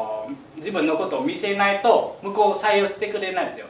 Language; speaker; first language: Japanese; non-native, fluent; Vietnamese